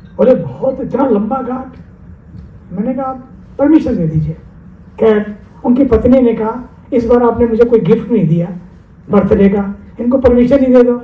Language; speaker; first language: Hindi; native; Hindi